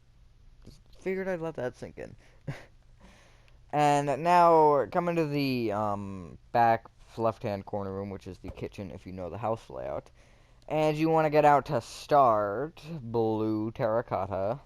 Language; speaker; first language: English; native; English